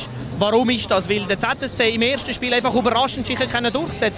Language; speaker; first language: German; native; German